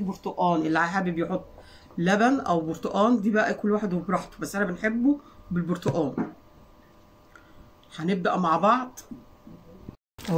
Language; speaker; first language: Arabic; native; Arabic